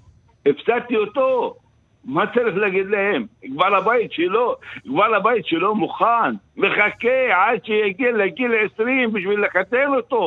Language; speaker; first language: Hebrew; non-native, local second language; Arabic